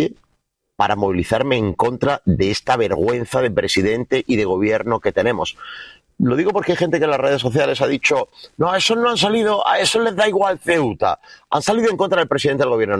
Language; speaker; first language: Spanish; native; Spanish